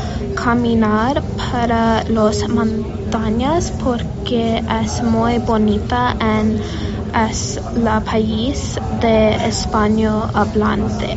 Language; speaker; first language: Spanish; non-native, learner; English